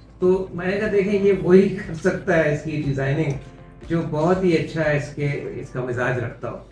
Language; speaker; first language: Urdu; non-native, local second language; Pashto